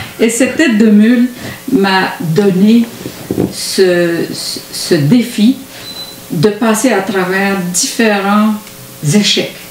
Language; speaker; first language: French; non-native, fluent; Arabic